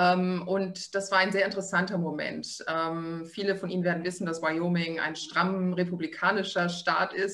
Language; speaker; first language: German; native; German